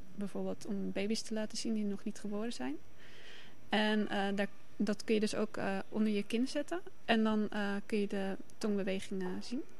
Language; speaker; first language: Dutch; native; Dutch